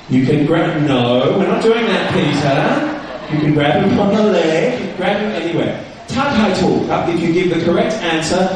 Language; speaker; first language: English; native; English